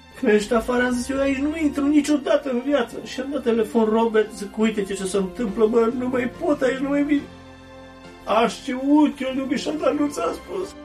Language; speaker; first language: Romanian; early bilingual, heritage; Romanian